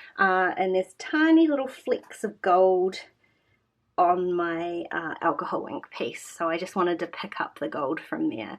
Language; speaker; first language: English; native; English